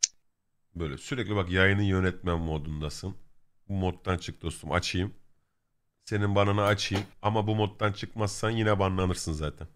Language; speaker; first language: Turkish; native; Turkish